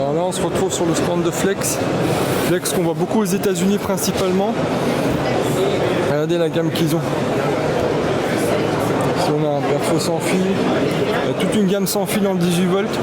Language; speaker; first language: French; native; French